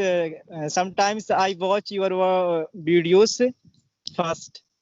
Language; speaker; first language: English; non-native, learner; Hindi